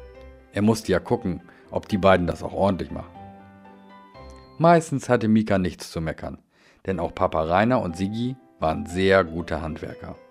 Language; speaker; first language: German; native; German